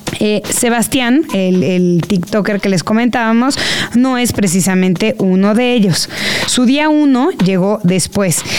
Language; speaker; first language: Spanish; native; Spanish